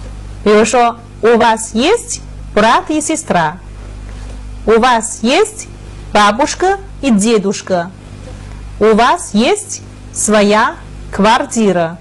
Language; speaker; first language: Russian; non-native, fluent; Chinese